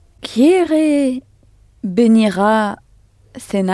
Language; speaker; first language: Spanish; non-native, learner; French